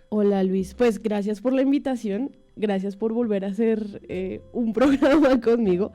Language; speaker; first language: Spanish; native; Spanish